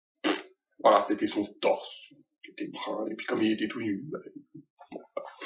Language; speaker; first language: French; native; French